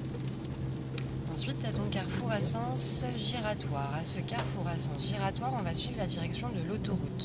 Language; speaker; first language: French; native; French